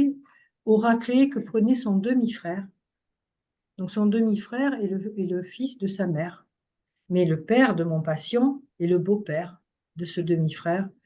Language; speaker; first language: French; native; French